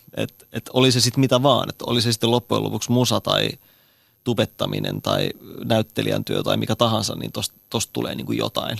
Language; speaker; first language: Finnish; native; Finnish